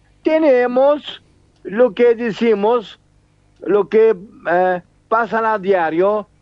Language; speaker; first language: Spanish; non-native, fluent; Arabic